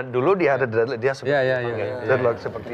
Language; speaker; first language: Indonesian; non-native, learner; English